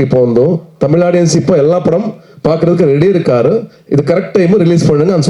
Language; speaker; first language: Tamil; non-native, learner; Kannada